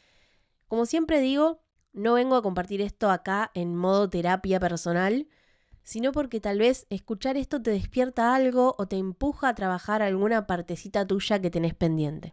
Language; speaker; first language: Spanish; native; Spanish